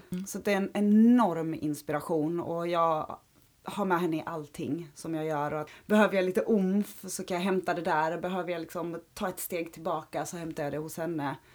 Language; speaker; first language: Swedish; early bilingual, other home language; Romanian